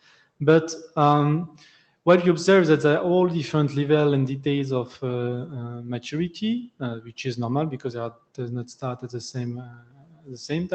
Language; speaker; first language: English; non-native, fluent; French